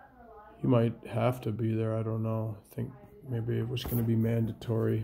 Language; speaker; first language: English; native; English